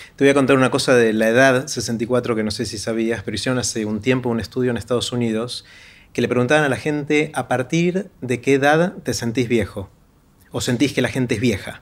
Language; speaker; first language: Spanish; native; Spanish